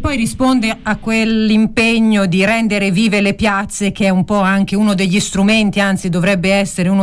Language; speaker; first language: Italian; native; Italian